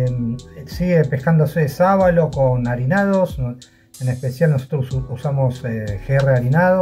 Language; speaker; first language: Spanish; native; Spanish